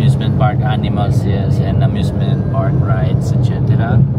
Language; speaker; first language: English; non-native, local second language; Filipino